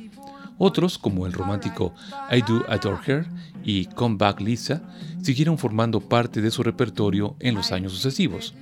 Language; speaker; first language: Spanish; native; Spanish